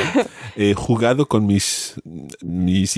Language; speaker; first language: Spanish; non-native, fluent; English